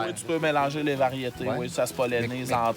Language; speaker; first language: French; native; French